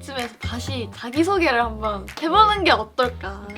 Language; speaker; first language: Korean; native; Korean